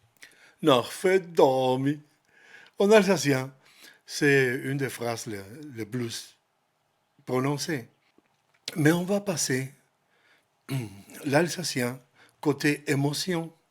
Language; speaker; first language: French; non-native, learner; Spanish